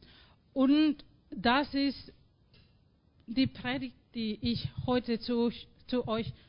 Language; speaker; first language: German; non-native, fluent; Spanish